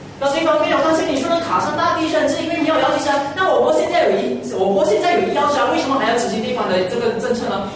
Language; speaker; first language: Chinese; native; Chinese